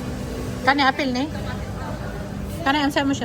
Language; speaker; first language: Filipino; non-native, local second language; Cebuano